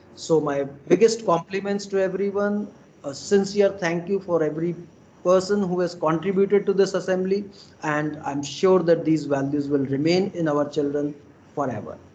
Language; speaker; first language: English; non-native, local second language; Hindi